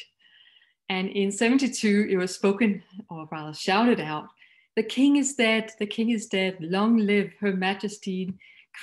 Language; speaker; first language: English; non-native, fluent; Danish